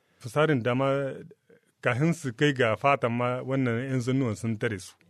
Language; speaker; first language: Hausa; non-native, local second language; Tamasheq